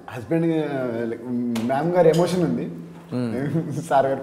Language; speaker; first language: Telugu; native; Telugu